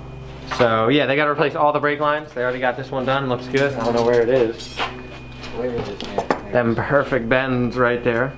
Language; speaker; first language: English; native; English